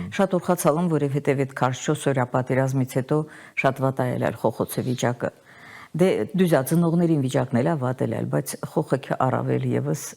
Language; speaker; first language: Armenian; native; Armenian